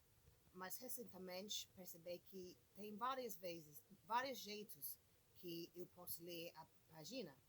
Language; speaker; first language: Portuguese; non-native, learner; English